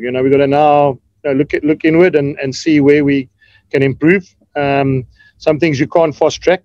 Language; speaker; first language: English; native; English